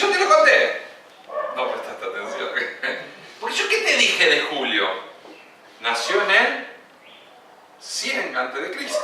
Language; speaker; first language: Spanish; native; Spanish